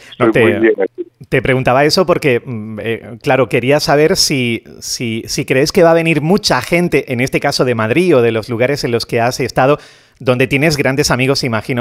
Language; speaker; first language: Spanish; native; Spanish